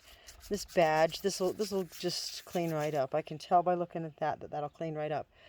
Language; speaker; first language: English; native; English